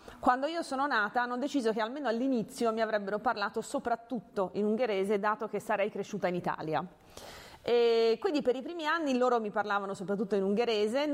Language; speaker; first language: Italian; early bilingual, other home language; Hungarian